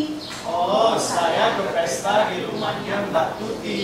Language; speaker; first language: Indonesian; non-native, learner; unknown